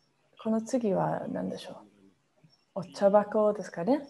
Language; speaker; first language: Japanese; non-native, fluent; English